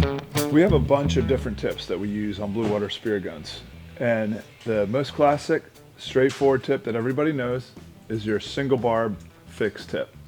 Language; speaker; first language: English; native; English